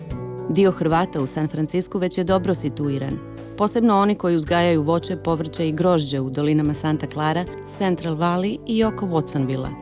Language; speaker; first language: Croatian; native; Croatian